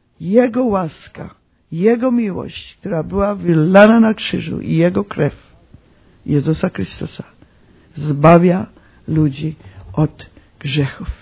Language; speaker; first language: Polish; early bilingual, heritage; Polish